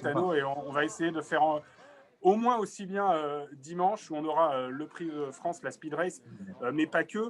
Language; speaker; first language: French; native; French